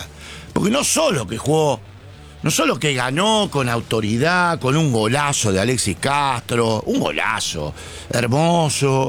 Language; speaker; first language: Spanish; native; Spanish